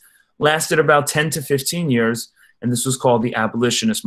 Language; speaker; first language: English; native; English